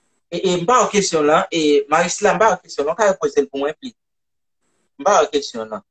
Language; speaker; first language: French; non-native, local second language; Haitian Creole